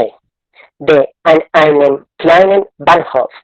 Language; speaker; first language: German; non-native, learner; Spanish